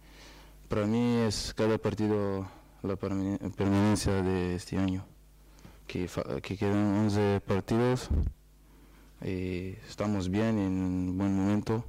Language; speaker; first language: Spanish; non-native, fluent; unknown